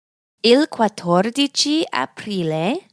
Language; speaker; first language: Italian; non-native, learner; English